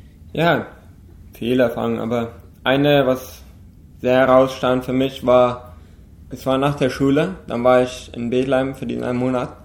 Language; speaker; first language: German; non-native, local second language; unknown